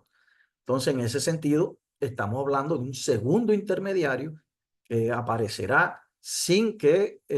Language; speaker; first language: Spanish; native; Spanish